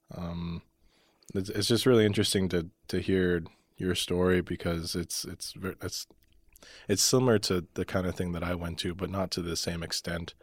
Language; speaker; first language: English; native; English